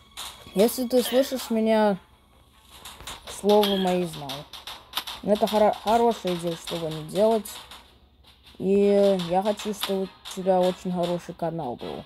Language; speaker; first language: Russian; early bilingual, heritage; English